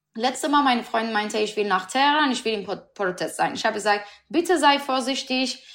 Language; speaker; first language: German; non-native, learner; Persian